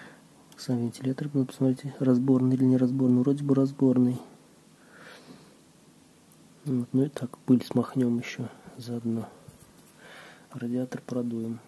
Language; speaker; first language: Russian; native; Russian